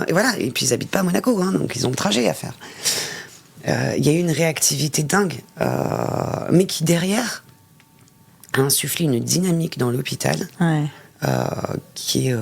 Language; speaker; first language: French; native; French